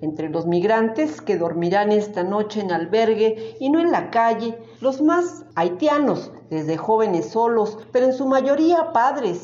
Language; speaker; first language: Spanish; native; Spanish